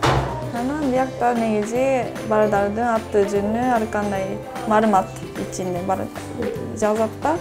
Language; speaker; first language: Kyrgyz; non-native, fluent; Japanese